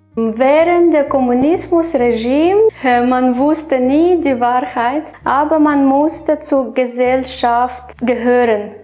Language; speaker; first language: German; non-native, fluent; Romanian